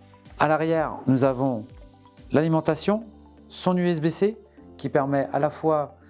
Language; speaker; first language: French; native; French